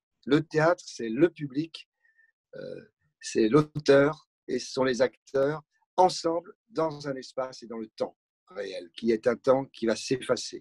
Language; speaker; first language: French; native; French